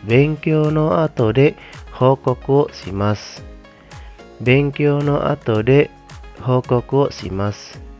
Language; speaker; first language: Japanese; non-native, fluent; Indonesian